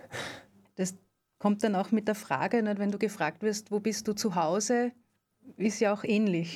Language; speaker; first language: German; native; German